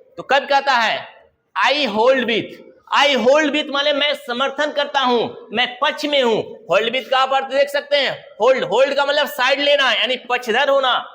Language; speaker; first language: Hindi; native; Hindi